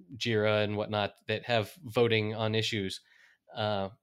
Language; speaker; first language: English; native; English